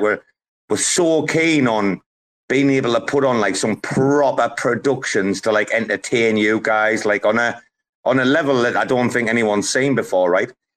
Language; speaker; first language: English; native; English